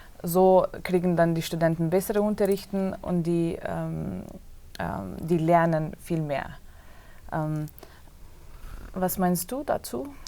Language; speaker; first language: German; non-native, fluent; Slovenian